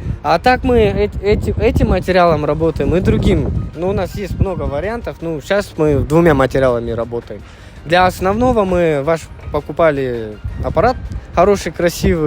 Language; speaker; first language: Russian; native; Russian